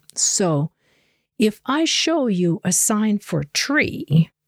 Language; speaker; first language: English; non-native, fluent; Ukrainian